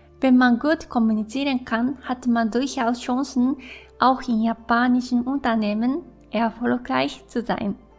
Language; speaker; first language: German; non-native, fluent; Japanese